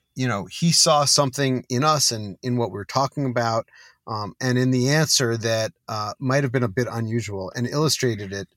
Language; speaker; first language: English; native; English